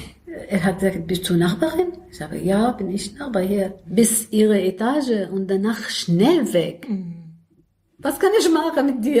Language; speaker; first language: German; non-native, learner; Arabic